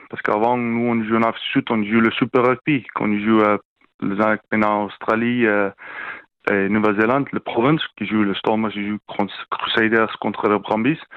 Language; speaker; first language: French; non-native, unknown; Afrikaans